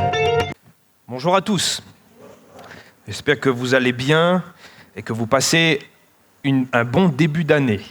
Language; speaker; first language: French; native; French